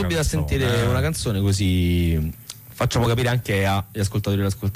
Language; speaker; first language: Italian; native; Italian